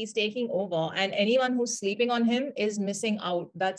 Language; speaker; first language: English; non-native, local second language; Hindi